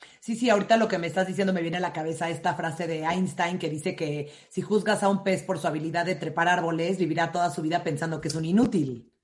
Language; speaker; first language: Spanish; native; Spanish